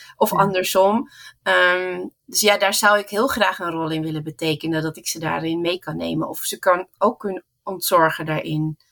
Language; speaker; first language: Dutch; early bilingual, heritage; Dutch